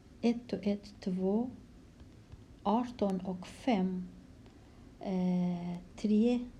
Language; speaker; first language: Swedish; non-native, fluent; Kurdish